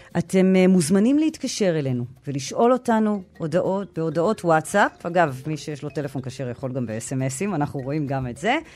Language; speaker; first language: Hebrew; native; Hebrew